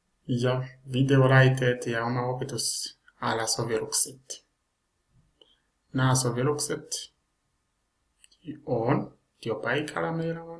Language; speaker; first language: Finnish; non-native, learner; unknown